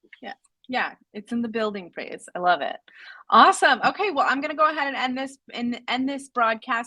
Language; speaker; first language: English; native; English